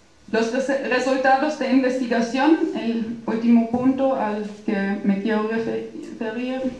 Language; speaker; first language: Spanish; non-native, fluent; German